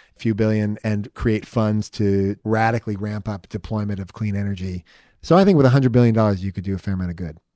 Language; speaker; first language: English; native; English